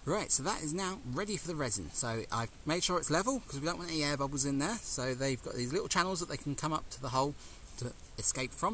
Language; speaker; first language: English; native; English